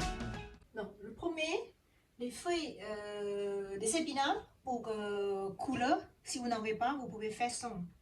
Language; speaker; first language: French; non-native, learner; Thai